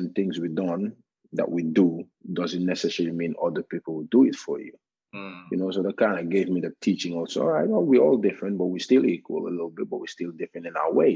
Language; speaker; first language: English; non-native, fluent; Norwegian